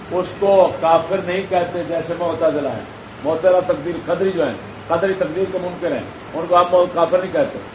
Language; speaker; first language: Urdu; non-native, local second language; Punjabi